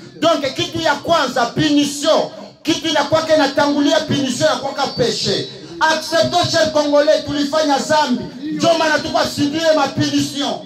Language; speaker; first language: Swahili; native; Swahili